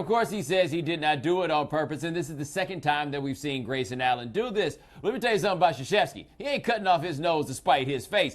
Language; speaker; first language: English; native; English